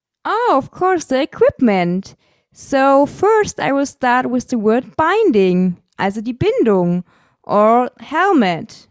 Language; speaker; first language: English; non-native, fluent; German